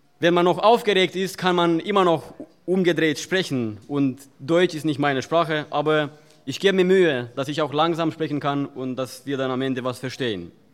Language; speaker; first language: German; non-native, fluent; Russian